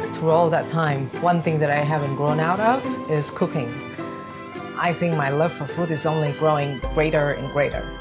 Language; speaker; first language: English; non-native, fluent; Vietnamese